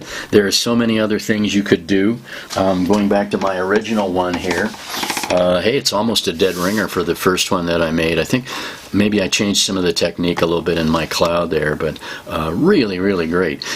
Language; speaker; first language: English; native; English